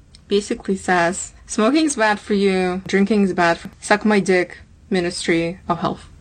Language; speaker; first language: English; non-native, fluent; Russian